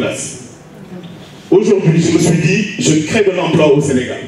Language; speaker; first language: French; non-native, local second language; Wolof